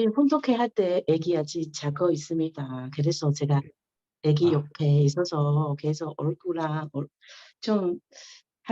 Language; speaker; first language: Korean; non-native, learner; Chinese